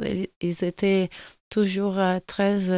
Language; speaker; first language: French; non-native, fluent; Portuguese